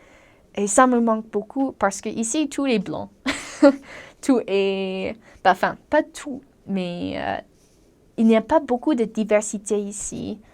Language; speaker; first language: French; non-native, learner; English